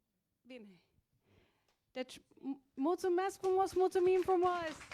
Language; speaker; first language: Romanian; early bilingual, heritage; English